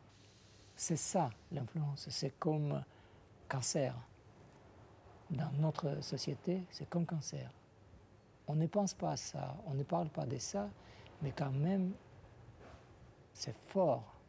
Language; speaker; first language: French; non-native, fluent; Russian